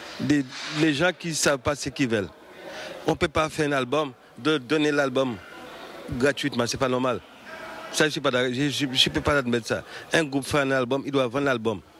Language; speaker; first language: French; non-native, local second language; Haitian Creole